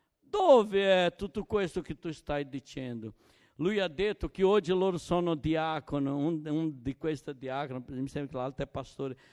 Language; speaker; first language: Italian; non-native, fluent; Portuguese